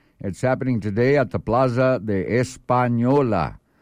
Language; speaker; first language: English; early bilingual, other home language; Spanish